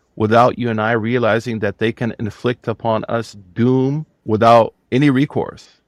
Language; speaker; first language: English; native; English